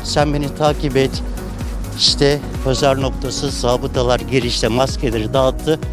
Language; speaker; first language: Turkish; native; Turkish